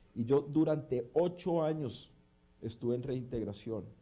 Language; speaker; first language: Spanish; early bilingual, heritage; Spanish